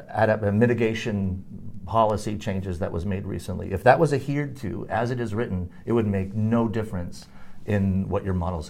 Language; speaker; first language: English; native; English